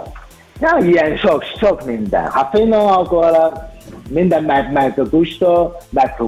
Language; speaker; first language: Hungarian; non-native, learner; Chinese